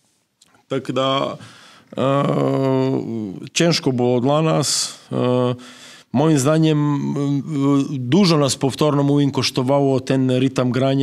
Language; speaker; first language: Polish; non-native, fluent; Serbian